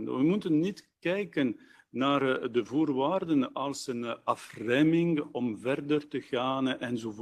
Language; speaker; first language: Dutch; non-native, local second language; French